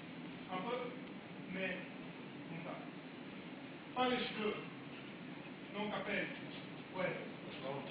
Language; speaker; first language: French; non-native, learner; Romanian